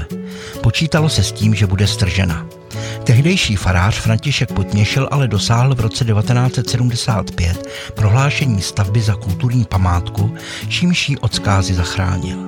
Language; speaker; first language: Czech; native; Czech